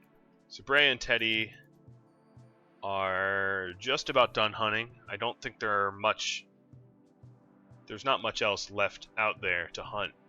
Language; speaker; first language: English; native; English